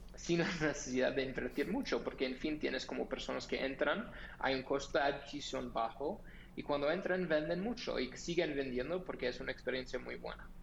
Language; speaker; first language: Spanish; non-native, fluent; English